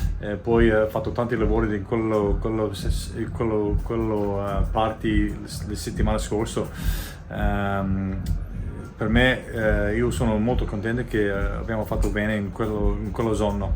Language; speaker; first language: Italian; non-native, learner; English